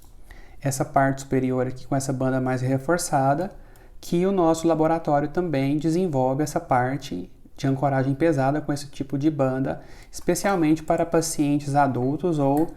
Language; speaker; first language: Portuguese; native; Portuguese